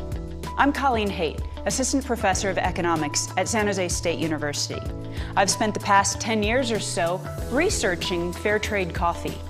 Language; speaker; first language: English; native; English